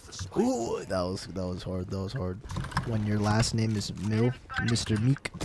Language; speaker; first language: English; native; English